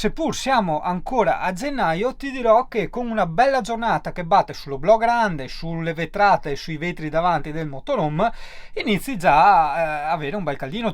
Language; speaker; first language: Italian; native; Italian